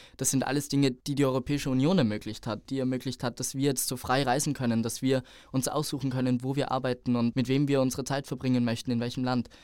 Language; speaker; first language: German; native; German